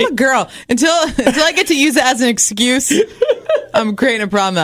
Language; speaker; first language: English; native; English